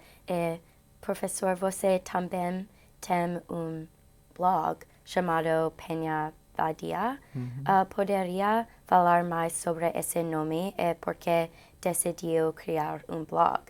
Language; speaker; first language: Portuguese; non-native, learner; English